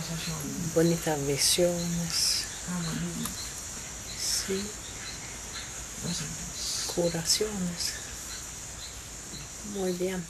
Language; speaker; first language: Spanish; non-native, learner; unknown